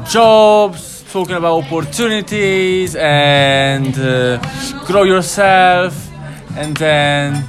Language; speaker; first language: English; non-native, learner; Italian